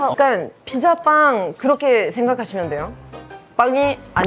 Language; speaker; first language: Korean; non-native, fluent; French